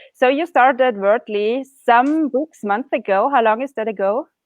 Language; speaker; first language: English; non-native, fluent; German